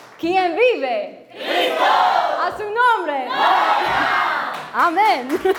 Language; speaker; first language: Spanish; non-native, learner; English